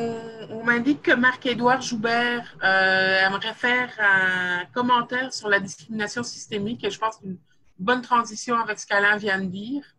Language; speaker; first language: French; native; French